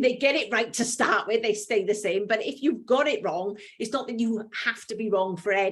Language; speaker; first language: English; native; English